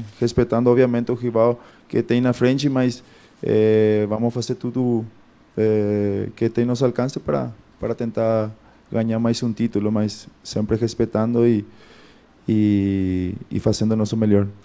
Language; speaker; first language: Portuguese; non-native, fluent; Spanish